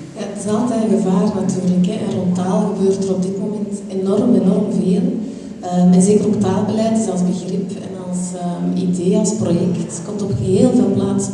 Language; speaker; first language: Dutch; native; Dutch